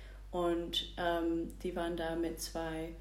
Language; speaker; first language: German; non-native, fluent; English